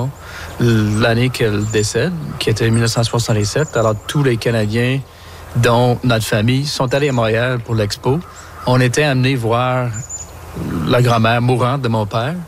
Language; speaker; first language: French; non-native, local second language; English